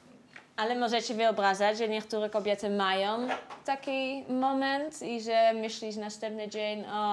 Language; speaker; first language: Polish; non-native, learner; Dutch